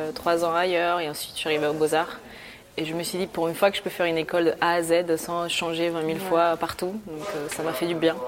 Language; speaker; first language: French; early bilingual, other home language; Spanish